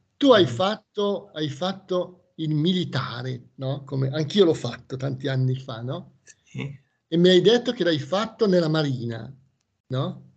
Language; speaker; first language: Italian; native; Italian